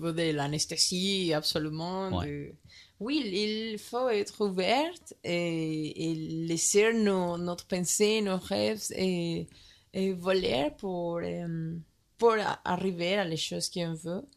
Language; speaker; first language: French; non-native, learner; Spanish